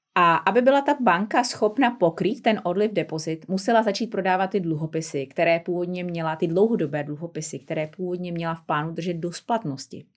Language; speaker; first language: Czech; native; Czech